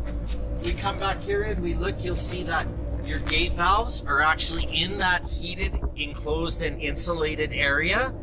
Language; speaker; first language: English; native; English